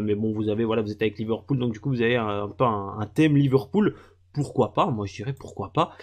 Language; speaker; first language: French; native; French